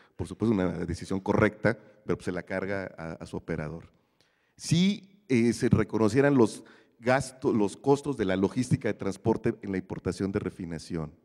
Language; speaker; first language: Spanish; native; Spanish